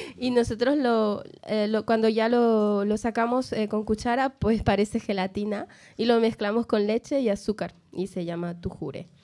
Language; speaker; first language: Spanish; native; Spanish